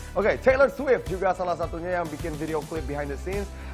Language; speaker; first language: Indonesian; early bilingual, heritage; Indonesian